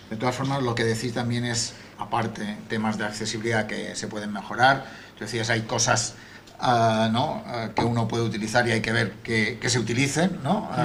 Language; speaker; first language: Spanish; native; Spanish